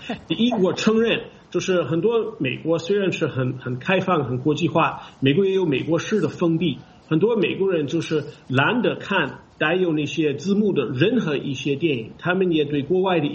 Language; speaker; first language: Chinese; non-native, fluent; English